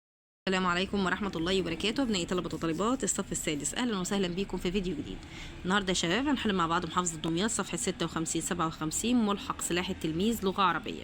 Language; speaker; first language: Arabic; native; Arabic